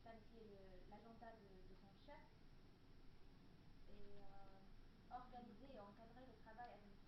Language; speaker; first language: French; non-native, learner; Arabic